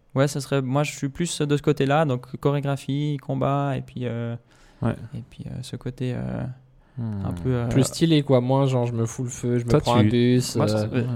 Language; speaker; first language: French; native; French